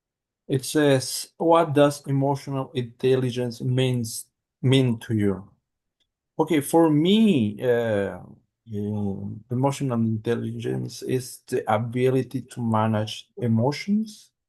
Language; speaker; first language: English; non-native, learner; Spanish